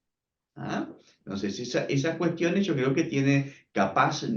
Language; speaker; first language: Spanish; native; Spanish